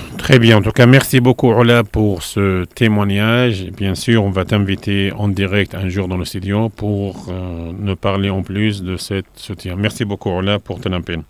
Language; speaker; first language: French; non-native, fluent; Arabic